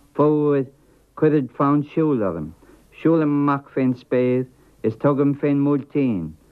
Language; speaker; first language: Irish; non-native, local second language; English